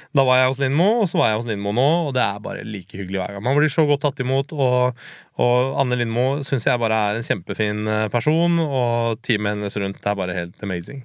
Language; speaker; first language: Norwegian; early bilingual, other home language; Persian